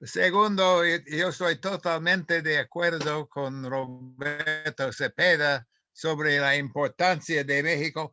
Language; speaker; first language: Spanish; non-native, fluent; English